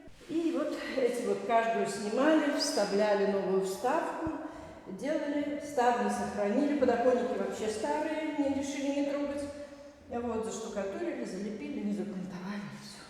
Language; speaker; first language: Russian; native; Russian